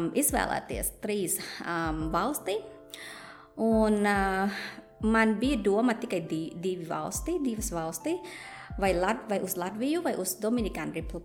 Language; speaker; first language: Latvian; non-native, fluent; Thai